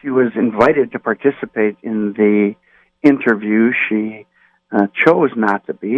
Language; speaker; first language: English; native; English